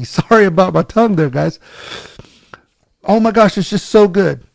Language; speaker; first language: English; native; English